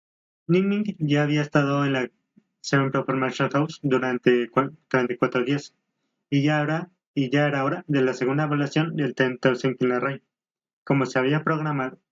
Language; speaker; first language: Spanish; native; Spanish